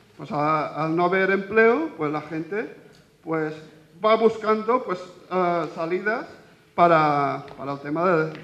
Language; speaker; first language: Spanish; non-native, local second language; Catalan